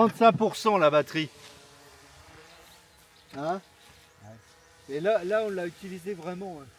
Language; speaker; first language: French; native; French